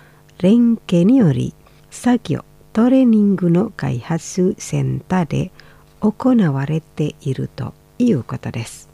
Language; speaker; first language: Japanese; non-native, fluent; Indonesian